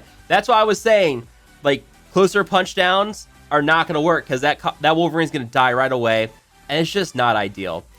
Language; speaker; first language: English; native; English